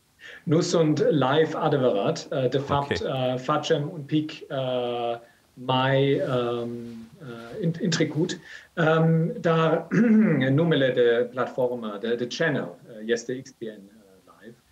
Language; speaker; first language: Romanian; non-native, learner; German